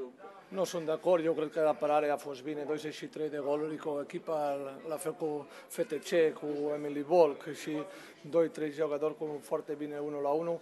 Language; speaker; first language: Romanian; non-native, learner; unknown